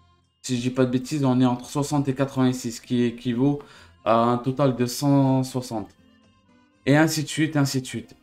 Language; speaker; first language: French; native; French